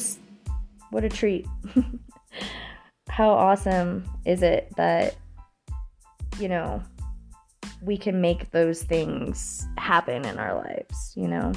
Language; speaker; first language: English; native; English